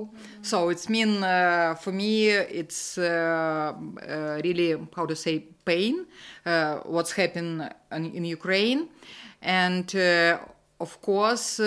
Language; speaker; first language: English; non-native, learner; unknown